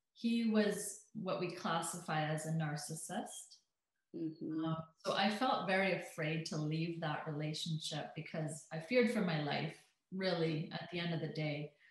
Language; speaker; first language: English; native; English